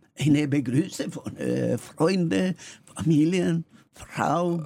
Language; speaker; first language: German; non-native, learner; Spanish